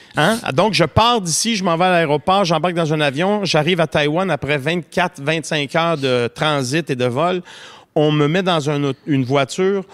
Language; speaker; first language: French; native; French